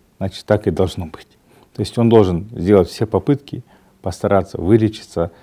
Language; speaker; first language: Russian; non-native, local second language; Kazakh